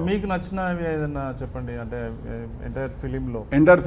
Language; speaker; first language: Telugu; native; Telugu